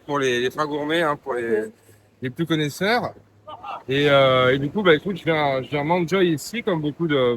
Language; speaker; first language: French; native; French